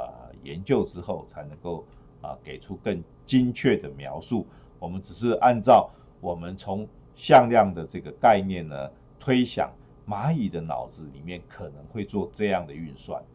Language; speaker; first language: Chinese; native; Chinese